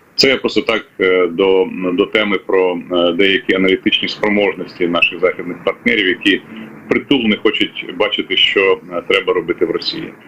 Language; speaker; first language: Ukrainian; native; Ukrainian